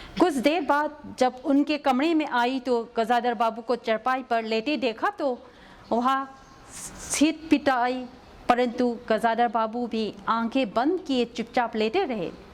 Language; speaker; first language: Hindi; non-native, local second language; Manipuri